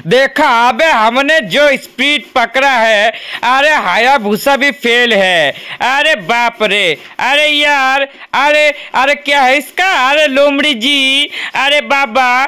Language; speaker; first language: Hindi; native; Hindi